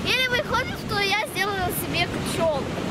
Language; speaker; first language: Russian; non-native, local second language; Lithuanian